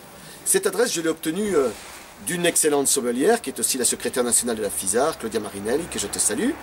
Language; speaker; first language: French; native; French